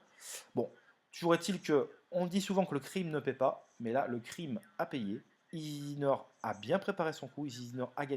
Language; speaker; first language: French; native; French